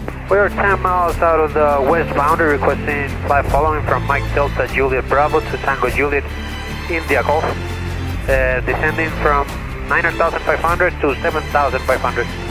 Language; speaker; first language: English; non-native, fluent; Spanish